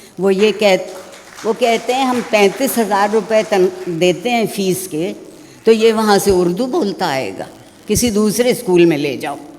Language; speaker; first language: Urdu; native; Urdu